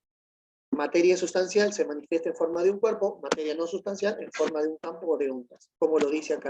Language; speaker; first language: Spanish; native; Spanish